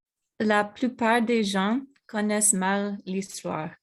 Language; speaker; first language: French; non-native, fluent; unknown